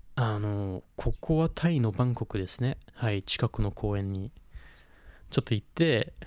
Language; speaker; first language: Japanese; non-native, fluent; English